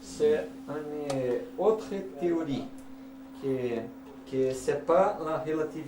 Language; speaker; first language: French; non-native, learner; Portuguese